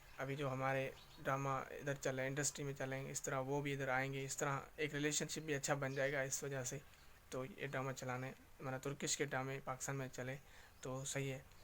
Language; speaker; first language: Urdu; non-native, local second language; Sindhi